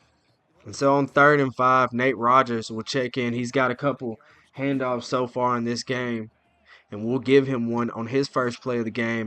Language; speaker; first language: English; native; English